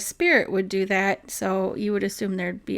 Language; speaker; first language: English; native; English